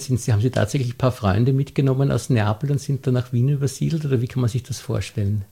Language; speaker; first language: German; native; German